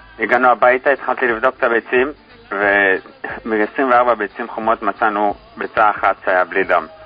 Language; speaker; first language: Hebrew; early bilingual, heritage; Hebrew